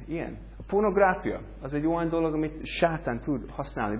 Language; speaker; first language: Hungarian; non-native, learner; English